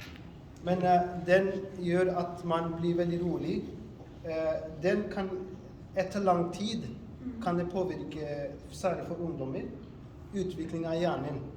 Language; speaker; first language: Norwegian; non-native, fluent; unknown